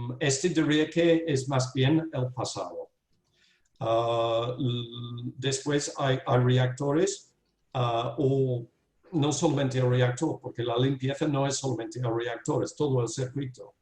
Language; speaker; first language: Spanish; non-native, fluent; English